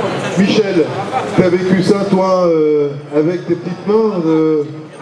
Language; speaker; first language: French; native; French